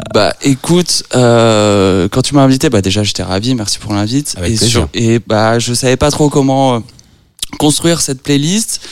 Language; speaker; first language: French; native; French